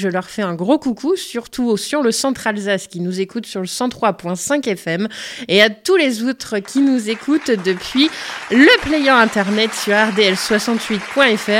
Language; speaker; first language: French; native; French